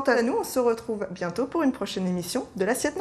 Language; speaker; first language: French; native; French